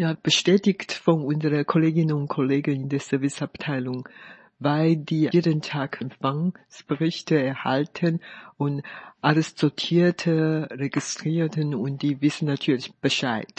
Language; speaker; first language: German; non-native, fluent; Chinese